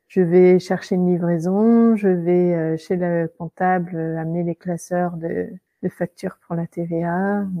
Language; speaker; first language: French; native; French